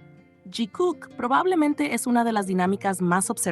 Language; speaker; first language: Spanish; native; Spanish